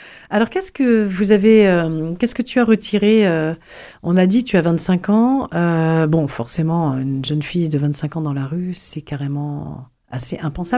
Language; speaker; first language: French; native; French